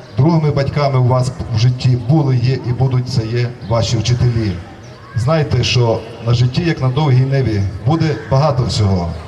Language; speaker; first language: Ukrainian; native; Ukrainian